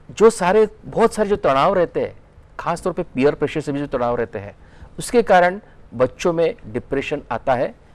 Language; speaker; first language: Hindi; non-native, local second language; Marathi